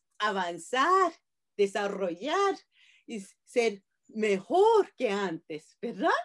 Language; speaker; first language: Spanish; non-native, fluent; Japanese